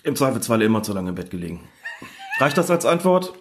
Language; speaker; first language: German; native; German